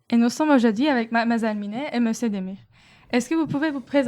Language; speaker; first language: French; non-native, fluent; Turkish